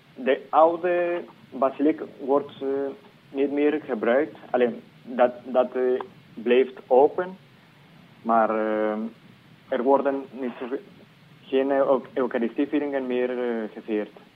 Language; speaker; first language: Dutch; non-native, fluent; Spanish